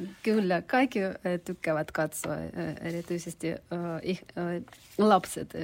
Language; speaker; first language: Finnish; non-native, learner; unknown